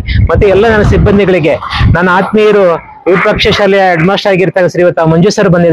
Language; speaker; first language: Kannada; native; Kannada